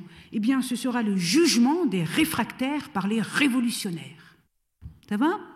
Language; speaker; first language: French; native; French